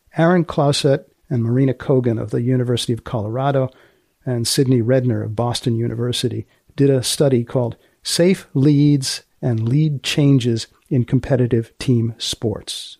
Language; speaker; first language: English; native; English